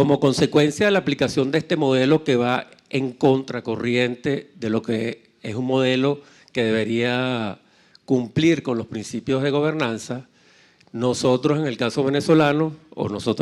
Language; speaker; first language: Spanish; native; Spanish